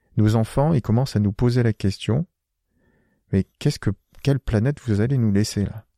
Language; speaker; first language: French; native; French